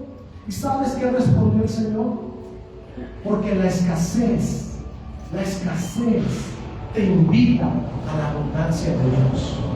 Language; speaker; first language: Spanish; native; Spanish